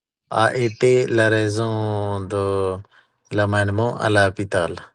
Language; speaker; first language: French; non-native, learner; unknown